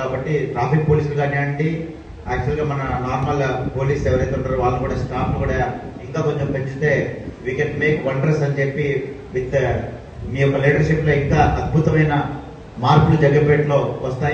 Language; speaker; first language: Telugu; native; Telugu